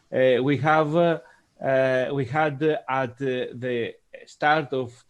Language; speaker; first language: English; non-native, fluent; Greek